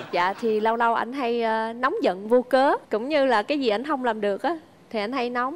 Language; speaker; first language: Vietnamese; native; Vietnamese